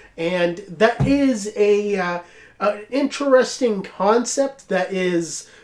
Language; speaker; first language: English; native; English